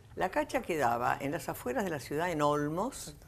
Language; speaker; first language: Spanish; native; Spanish